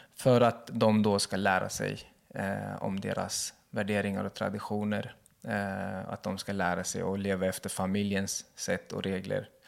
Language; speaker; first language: Swedish; early bilingual, other home language; Kurdish